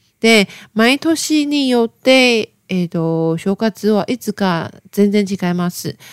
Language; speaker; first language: Japanese; non-native, learner; Chinese